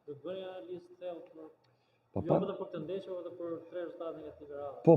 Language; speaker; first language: Albanian; native; Albanian